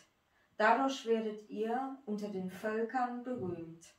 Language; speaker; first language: German; native; German